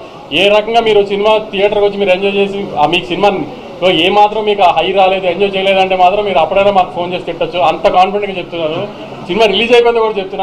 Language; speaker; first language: Telugu; native; Telugu